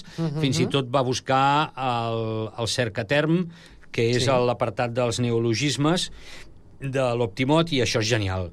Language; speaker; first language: Catalan; native; Catalan